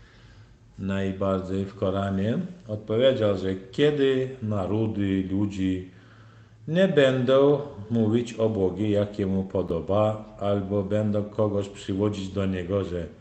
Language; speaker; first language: Polish; non-native, learner; Turkmen